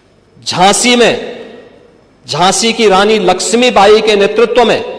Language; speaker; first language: Hindi; native; Hindi